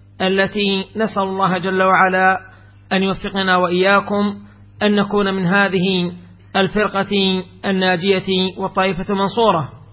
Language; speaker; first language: Arabic; native; Arabic